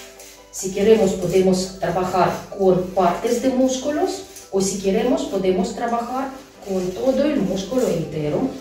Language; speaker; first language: Spanish; non-native, fluent; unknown